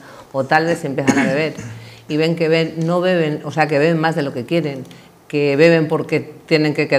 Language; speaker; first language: Spanish; native; Spanish